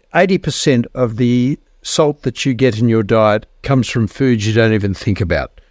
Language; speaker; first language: English; native; English